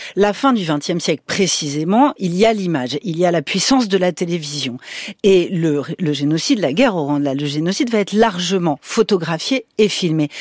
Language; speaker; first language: French; native; French